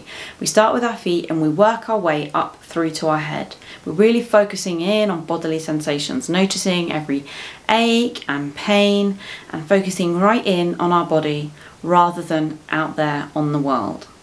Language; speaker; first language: English; native; English